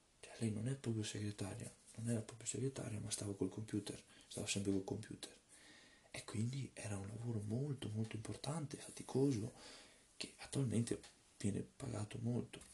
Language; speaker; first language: Italian; early bilingual, other home language; Russian